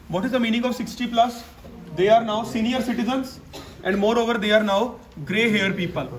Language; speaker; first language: English; non-native, local second language; Punjabi